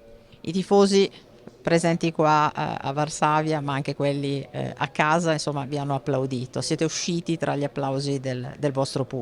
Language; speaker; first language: Italian; native; Italian